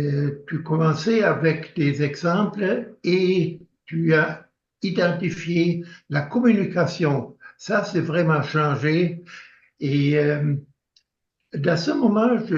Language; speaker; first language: French; non-native, learner; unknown